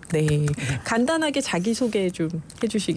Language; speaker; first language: Korean; native; Korean